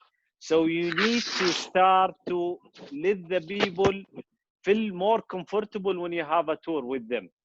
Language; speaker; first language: English; non-native, fluent; Arabic